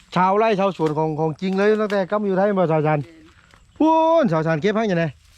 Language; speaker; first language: Thai; native; Thai